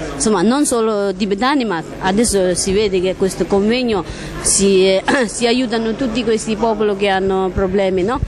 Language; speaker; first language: Italian; non-native, learner; Chinese